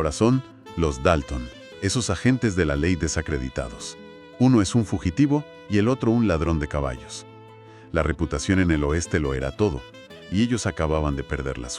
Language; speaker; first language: Spanish; native; Spanish